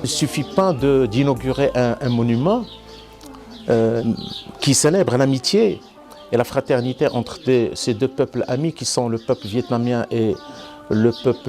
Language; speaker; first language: French; non-native, local second language; Arabic